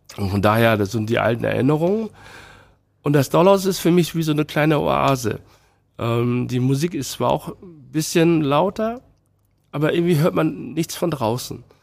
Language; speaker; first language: German; early bilingual, other home language; Chinese